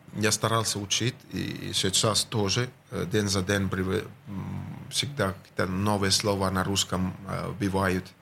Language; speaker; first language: Russian; non-native, fluent; Finnish